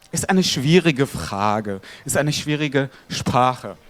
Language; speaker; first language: German; non-native, fluent; Arabic